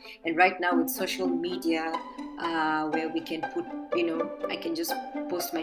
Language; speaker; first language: English; non-native, local second language; Embu